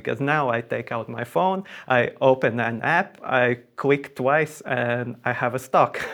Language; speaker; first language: English; non-native, fluent; Latvian